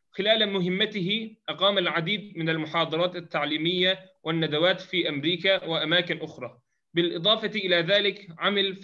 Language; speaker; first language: Arabic; non-native, fluent; Turkish